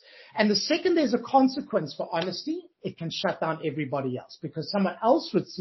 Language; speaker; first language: English; native; English